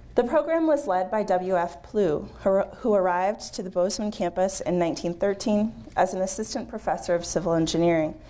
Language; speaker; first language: English; native; English